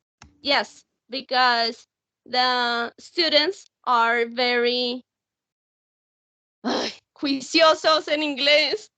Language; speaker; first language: English; non-native, learner; Spanish